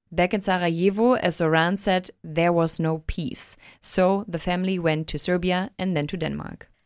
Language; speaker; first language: English; non-native, fluent; German